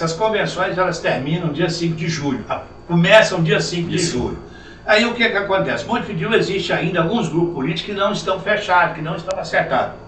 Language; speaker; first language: Portuguese; native; Portuguese